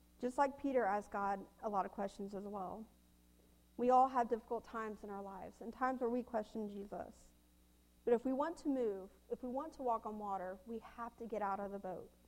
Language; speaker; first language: English; native; English